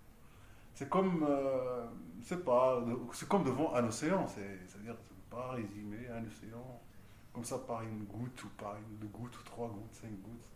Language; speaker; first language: French; non-native, local second language; Arabic